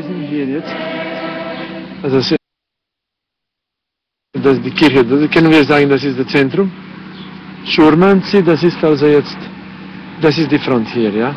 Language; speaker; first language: German; non-native, fluent; Croatian